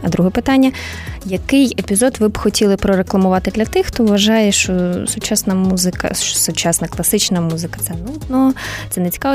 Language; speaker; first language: Ukrainian; native; Ukrainian